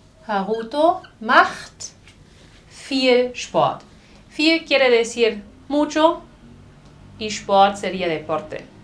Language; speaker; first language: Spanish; non-native, fluent; German